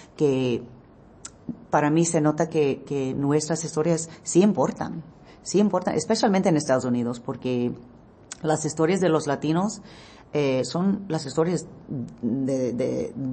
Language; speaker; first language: Spanish; non-native, learner; English